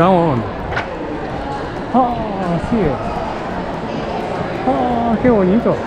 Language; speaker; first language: Spanish; non-native, learner; Japanese